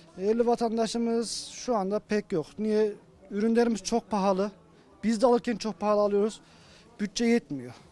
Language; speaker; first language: Turkish; native; Turkish